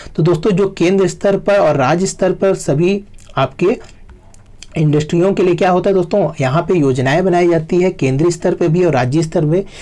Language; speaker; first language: Hindi; native; Hindi